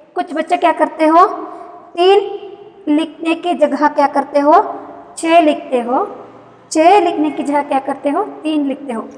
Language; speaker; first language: Hindi; non-native, local second language; Kannada